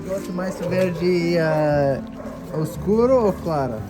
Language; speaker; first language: Portuguese; non-native, fluent; English